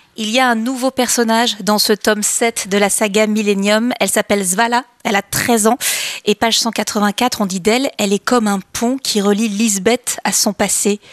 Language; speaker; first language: French; native; French